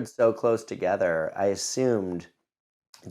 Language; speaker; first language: English; native; English